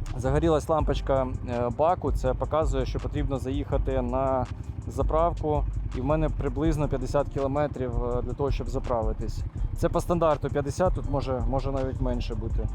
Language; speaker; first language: Ukrainian; non-native, local second language; Russian